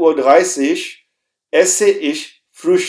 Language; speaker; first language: German; non-native, fluent; Hindi